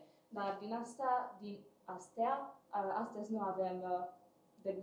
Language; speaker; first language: Romanian; non-native, local second language; Hungarian